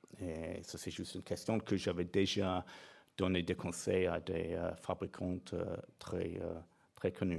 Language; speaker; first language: French; non-native, fluent; English